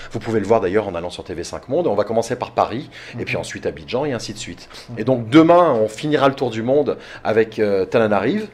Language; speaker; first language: French; native; French